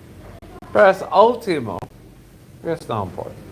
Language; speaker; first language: Spanish; non-native, learner; English